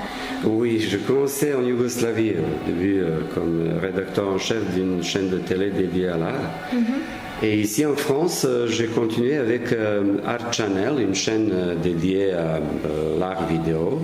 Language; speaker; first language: French; non-native, fluent; Serbian